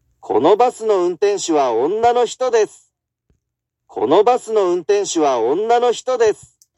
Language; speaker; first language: Japanese; non-native, learner; English